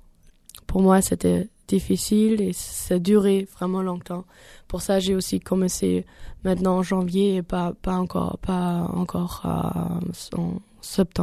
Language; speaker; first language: French; non-native, learner; German